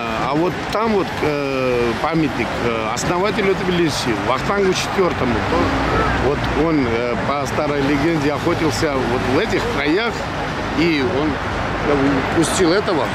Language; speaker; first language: Russian; non-native, local second language; Georgian